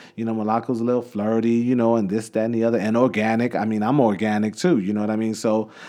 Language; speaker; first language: English; native; English